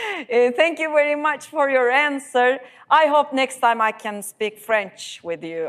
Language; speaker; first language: English; non-native, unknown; Turkish